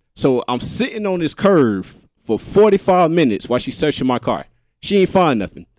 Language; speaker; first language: English; native; English